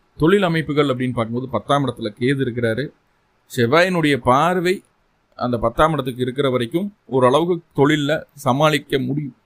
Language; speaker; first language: Tamil; native; Tamil